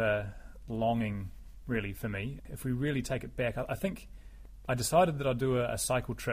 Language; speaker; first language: English; native; English